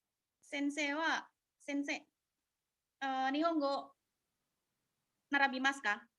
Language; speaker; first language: Japanese; non-native, learner; Indonesian